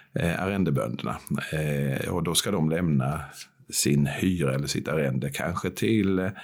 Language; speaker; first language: Swedish; native; Swedish